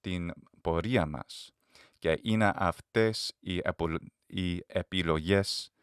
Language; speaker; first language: Greek; non-native, learner; English